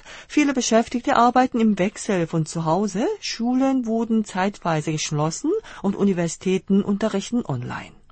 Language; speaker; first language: German; non-native, fluent; Korean